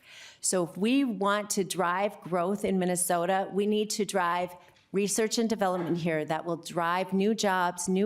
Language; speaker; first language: English; native; English